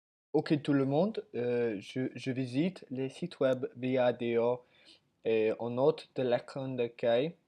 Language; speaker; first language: French; non-native, learner; English